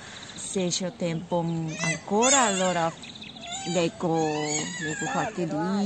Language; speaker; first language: Italian; non-native, learner; Japanese